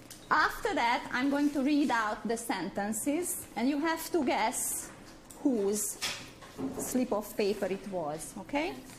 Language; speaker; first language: English; non-native, fluent; Hungarian